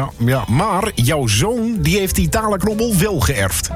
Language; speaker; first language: Dutch; native; Dutch